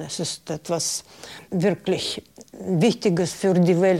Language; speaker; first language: German; non-native, fluent; Russian